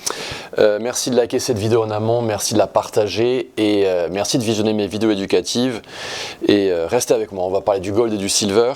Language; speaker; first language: French; native; French